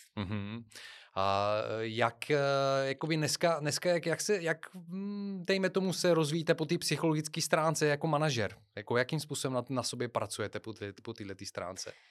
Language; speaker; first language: Czech; non-native, fluent; Bulgarian